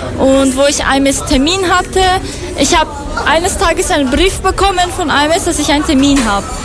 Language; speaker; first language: German; non-native, fluent; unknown